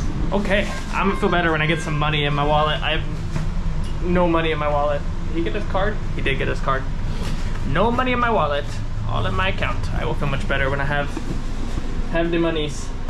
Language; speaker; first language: English; native; English